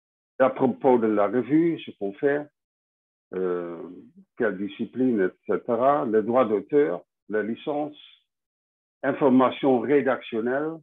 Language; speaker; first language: French; non-native, fluent; Dutch